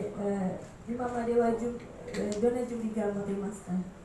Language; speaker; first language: Japanese; non-native, learner; Indonesian